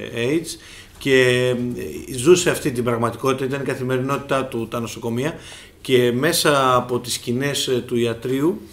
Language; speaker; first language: Greek; native; Greek